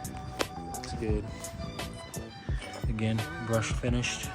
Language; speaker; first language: English; native; English